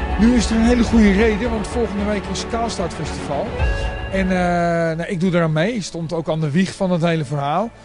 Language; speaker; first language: Dutch; native; Dutch